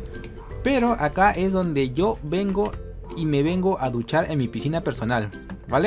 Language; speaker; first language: Spanish; native; Spanish